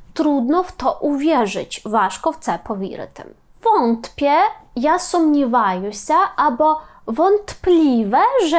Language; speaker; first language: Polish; non-native, fluent; Ukrainian